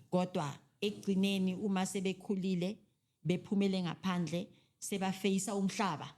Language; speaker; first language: Zulu; non-native, local second language; Southern Sotho